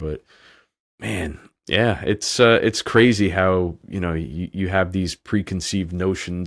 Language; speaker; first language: English; native; English